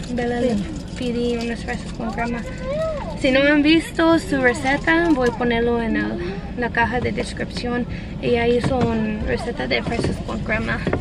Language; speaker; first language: Spanish; early bilingual, other home language; English